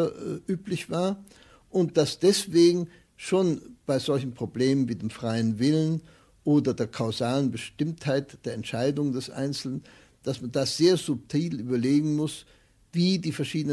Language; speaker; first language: German; native; German